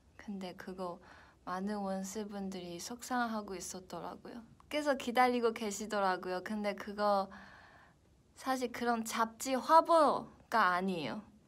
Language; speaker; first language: Korean; non-native, fluent; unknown